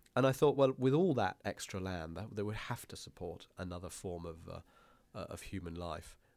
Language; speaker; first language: English; native; English